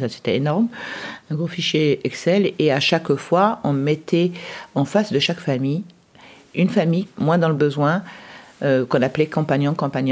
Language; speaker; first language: French; early bilingual, other home language; Arabic